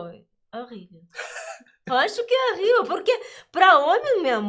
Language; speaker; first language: Portuguese; non-native, learner; Russian